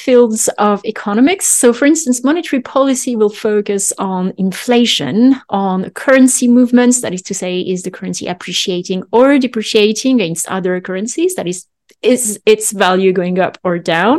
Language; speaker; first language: English; non-native, fluent; French